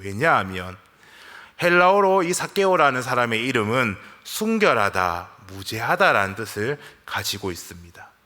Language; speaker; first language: Korean; native; Korean